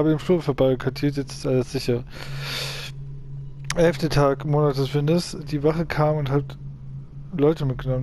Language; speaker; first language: German; native; German